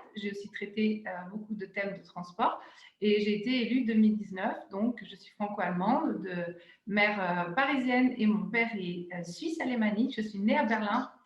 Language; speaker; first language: French; non-native, fluent; German